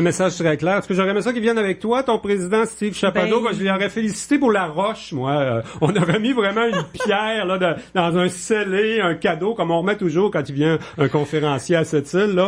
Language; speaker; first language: French; native; French